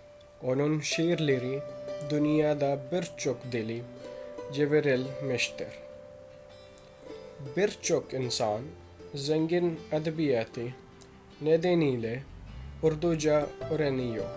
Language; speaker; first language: Turkish; non-native, learner; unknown